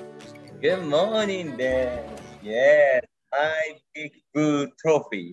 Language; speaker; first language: English; non-native, learner; Japanese